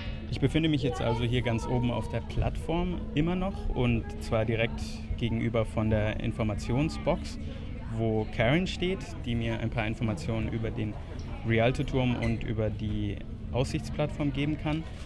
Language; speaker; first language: German; native; German